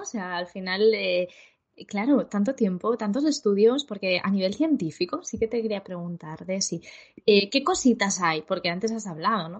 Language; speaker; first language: Spanish; native; Spanish